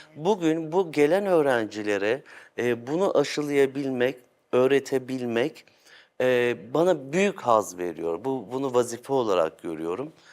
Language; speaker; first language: Turkish; native; Turkish